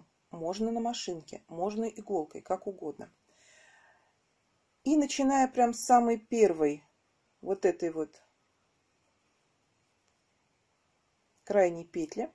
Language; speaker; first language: Russian; native; Russian